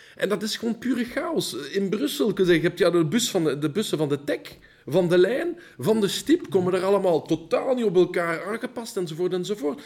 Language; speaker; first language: Dutch; early bilingual, heritage; Dutch